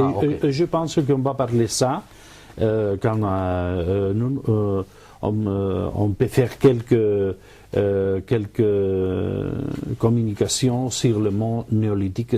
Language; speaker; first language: French; non-native, learner; Catalan